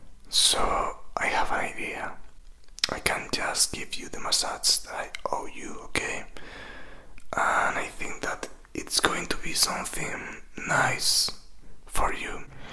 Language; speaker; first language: English; non-native, fluent; Spanish